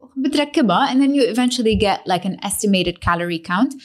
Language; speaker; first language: English; early bilingual, other home language; Arabic